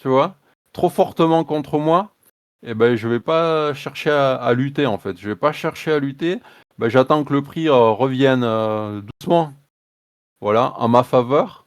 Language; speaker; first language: French; native; French